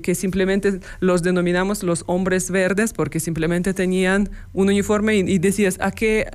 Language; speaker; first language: Spanish; non-native, fluent; Ukrainian